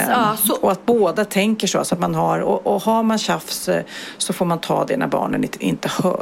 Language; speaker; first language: Swedish; native; Swedish